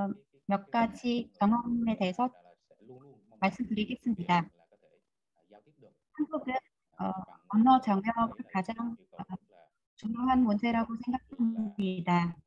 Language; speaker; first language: Korean; non-native, fluent; Vietnamese